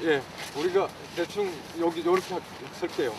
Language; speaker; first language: Korean; native; Korean